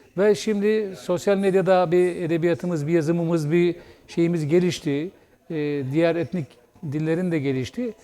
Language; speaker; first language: Turkish; non-native, local second language; Bulgarian